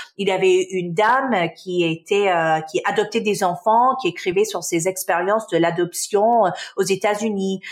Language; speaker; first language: French; non-native, local second language; Arabic